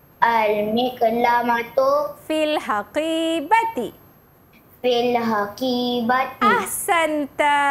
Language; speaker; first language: Arabic; non-native, learner; Malay